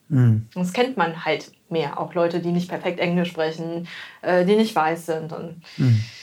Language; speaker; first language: German; native; German